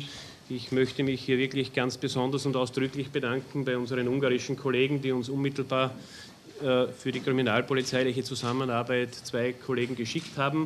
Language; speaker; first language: German; native; German